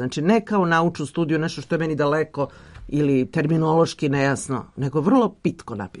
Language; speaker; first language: Serbian; native; Serbian